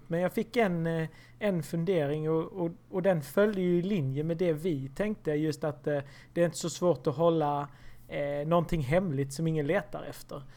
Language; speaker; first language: Swedish; native; Swedish